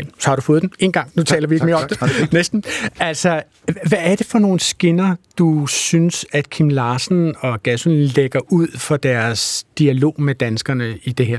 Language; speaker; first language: Danish; native; Danish